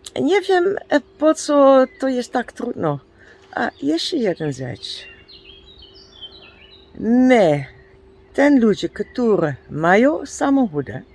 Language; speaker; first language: Polish; non-native, learner; Dutch